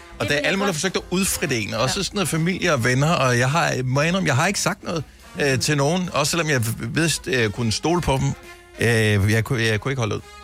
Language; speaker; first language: Danish; native; Danish